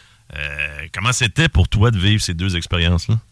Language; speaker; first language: French; native; French